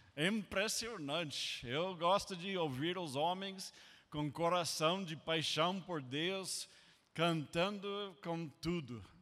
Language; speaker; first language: Portuguese; non-native, fluent; English